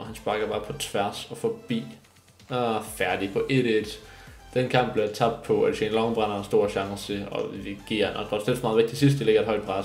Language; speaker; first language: Danish; native; Danish